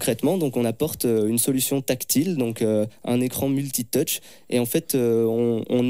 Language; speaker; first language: French; native; French